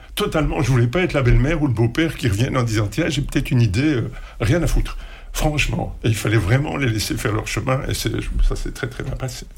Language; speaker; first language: French; native; French